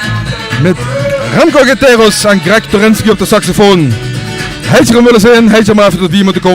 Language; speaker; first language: Dutch; native; Dutch